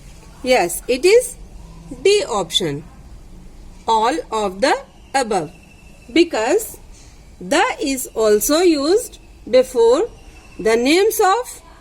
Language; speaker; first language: English; non-native, local second language; Hindi